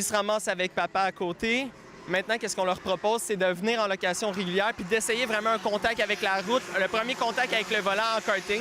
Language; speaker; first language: French; native; French